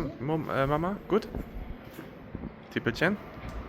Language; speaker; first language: German; native; German